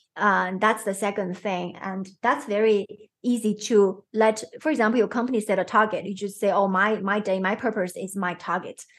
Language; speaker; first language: English; non-native, fluent; Chinese